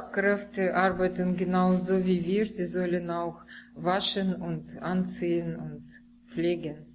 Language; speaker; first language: German; non-native, learner; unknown